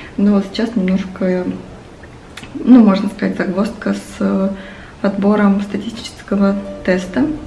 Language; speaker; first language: Russian; native; Russian